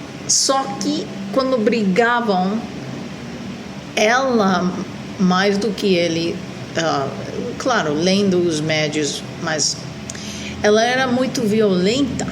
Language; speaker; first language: Portuguese; non-native, fluent; Spanish